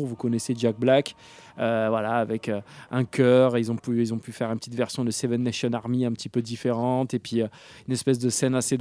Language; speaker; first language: French; native; French